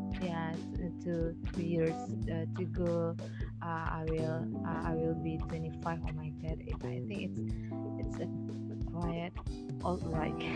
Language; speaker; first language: English; non-native, learner; Indonesian